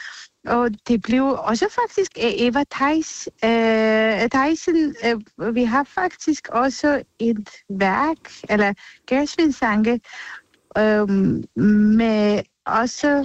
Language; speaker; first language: Danish; non-native, fluent; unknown